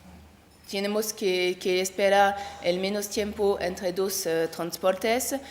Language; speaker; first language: Spanish; non-native, learner; French